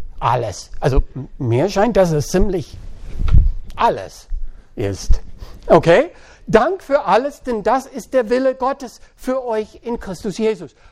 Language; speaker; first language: German; non-native, fluent; English